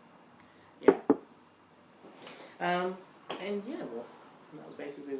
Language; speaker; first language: English; native; English